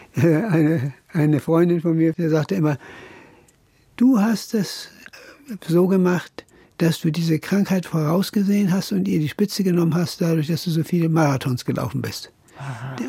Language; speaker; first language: German; native; German